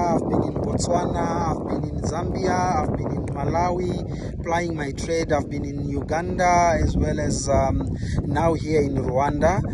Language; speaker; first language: English; non-native, local second language; Shona